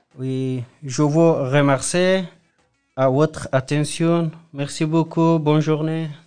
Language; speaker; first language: French; non-native, learner; Persian